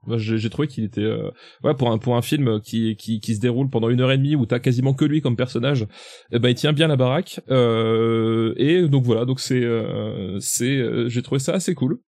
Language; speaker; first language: French; native; French